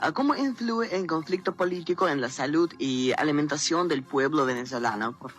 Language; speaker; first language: Spanish; non-native, learner; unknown